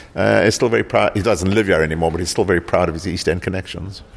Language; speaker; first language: English; native; English